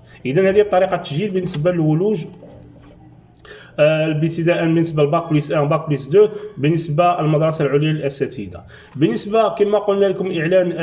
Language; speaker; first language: Arabic; native; Arabic